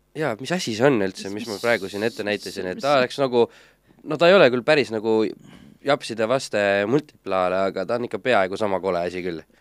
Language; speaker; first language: Estonian; native; Estonian